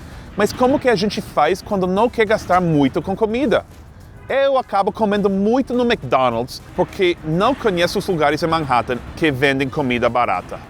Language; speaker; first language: Portuguese; non-native, fluent; English